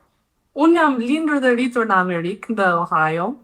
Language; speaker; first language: Albanian; early bilingual, heritage; Albanian